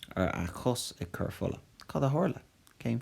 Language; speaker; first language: Irish; non-native, local second language; English